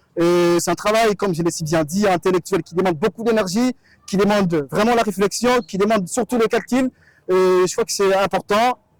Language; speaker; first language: French; non-native, local second language; Lingala